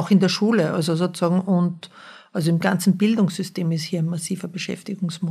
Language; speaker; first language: German; native; German